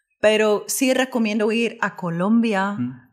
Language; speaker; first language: Spanish; early bilingual, heritage; Spanish